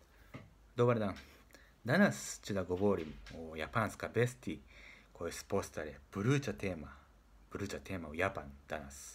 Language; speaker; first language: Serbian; non-native, learner; Japanese